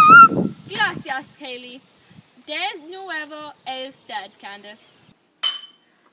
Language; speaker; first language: Spanish; non-native, learner; English